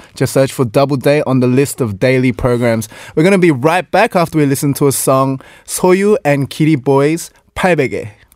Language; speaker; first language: English; native; English